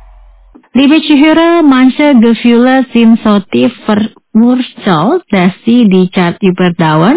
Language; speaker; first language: German; non-native, fluent; Indonesian